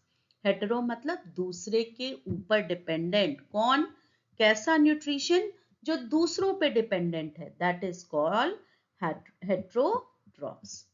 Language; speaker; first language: Hindi; native; Hindi